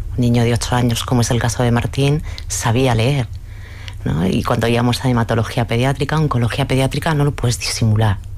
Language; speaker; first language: Spanish; native; Spanish